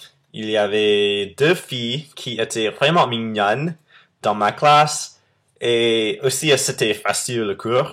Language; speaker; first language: French; non-native, fluent; English